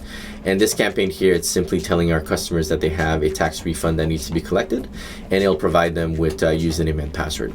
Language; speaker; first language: English; native; English